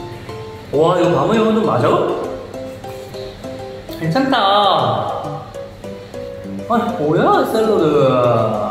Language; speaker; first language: Vietnamese; non-native, learner; Korean